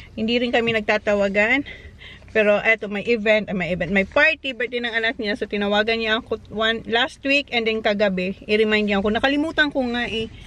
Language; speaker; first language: Filipino; non-native, local second language; Bikol